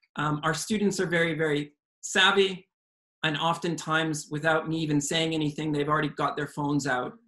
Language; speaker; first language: English; native; English